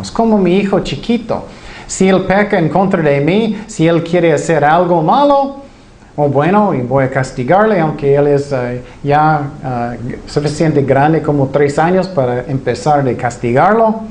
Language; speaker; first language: Spanish; non-native, fluent; English